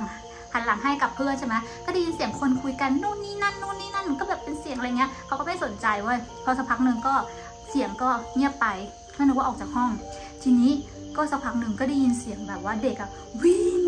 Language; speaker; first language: Thai; native; Thai